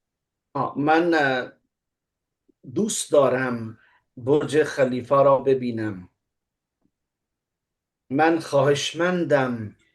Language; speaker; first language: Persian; non-native, fluent; Urdu